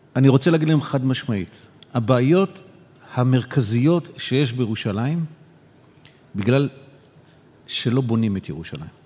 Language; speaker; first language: Hebrew; native; Hebrew